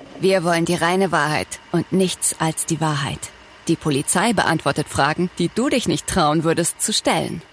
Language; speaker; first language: German; early bilingual, other home language; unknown